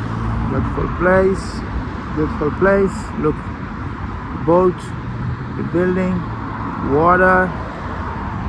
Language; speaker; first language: English; non-native, learner; Portuguese